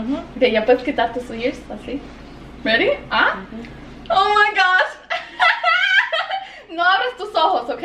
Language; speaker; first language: Spanish; early bilingual, heritage; Spanish